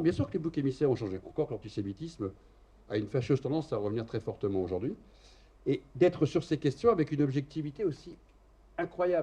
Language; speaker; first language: French; native; French